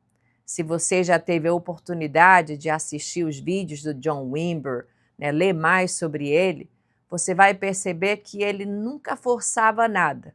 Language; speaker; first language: Portuguese; native; Portuguese